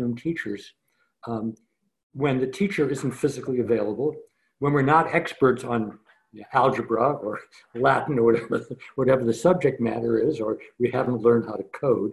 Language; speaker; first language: English; native; English